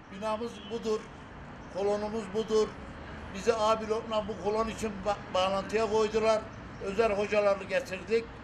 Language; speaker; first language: Turkish; native; Turkish